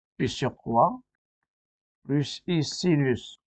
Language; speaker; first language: French; non-native, local second language; Arabic